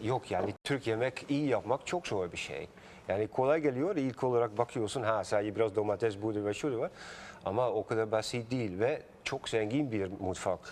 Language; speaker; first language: Turkish; non-native, fluent; Dutch